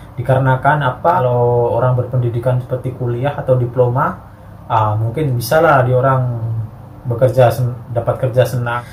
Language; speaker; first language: Indonesian; native; Indonesian